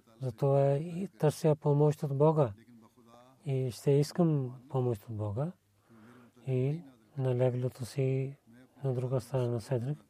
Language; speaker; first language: Bulgarian; non-native, learner; Urdu